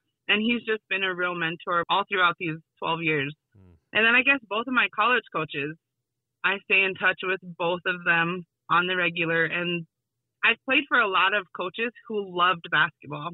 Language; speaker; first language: English; native; English